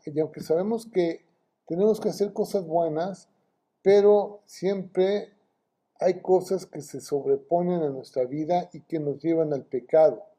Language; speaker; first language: Spanish; native; Spanish